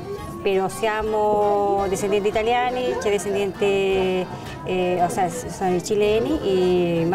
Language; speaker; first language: Italian; early bilingual, heritage; Spanish